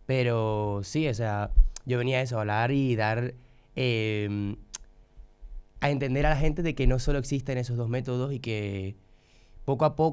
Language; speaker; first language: Spanish; native; Spanish